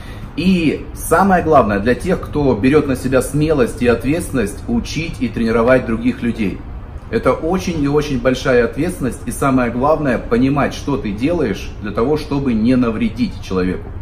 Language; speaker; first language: Russian; native; Russian